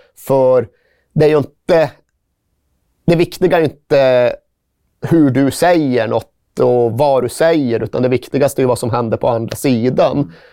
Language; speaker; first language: Swedish; native; Swedish